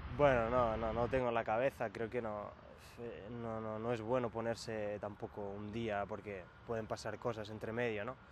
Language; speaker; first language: Spanish; native; Spanish